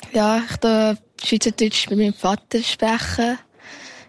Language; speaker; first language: German; early bilingual, heritage; Thai